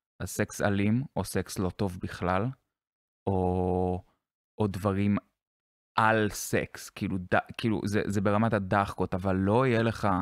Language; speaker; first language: Hebrew; native; Hebrew